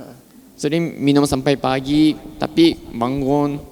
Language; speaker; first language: Indonesian; non-native, fluent; Japanese